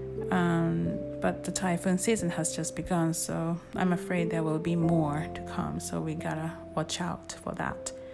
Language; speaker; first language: English; non-native, fluent; Japanese